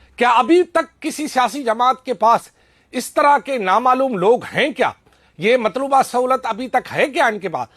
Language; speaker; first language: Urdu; non-native, local second language; Sindhi